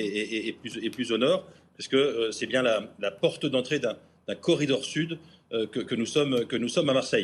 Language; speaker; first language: French; native; French